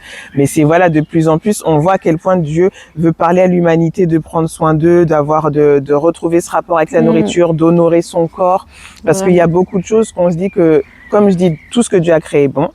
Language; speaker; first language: French; native; French